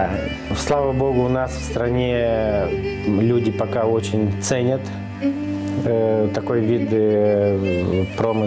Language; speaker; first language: Russian; non-native, local second language; Romanian